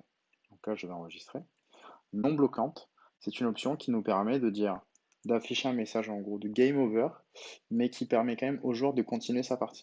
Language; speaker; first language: French; native; French